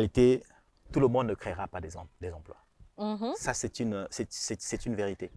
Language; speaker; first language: French; non-native, local second language; Rundi